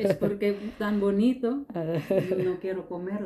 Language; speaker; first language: Spanish; non-native, learner; Indonesian